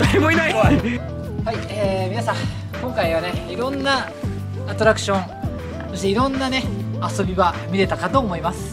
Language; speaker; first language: Japanese; native; Japanese